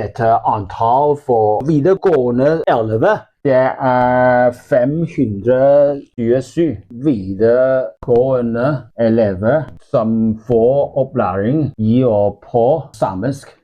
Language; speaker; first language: Norwegian; non-native, learner; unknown